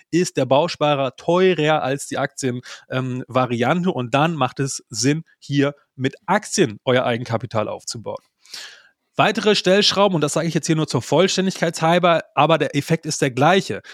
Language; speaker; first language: German; native; German